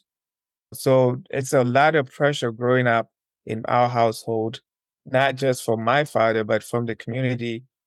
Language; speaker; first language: English; non-native, local second language; Akan